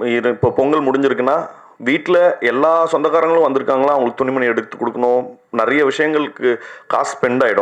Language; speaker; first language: Tamil; native; Tamil